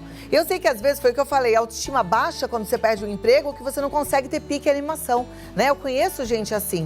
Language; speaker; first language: Portuguese; native; Portuguese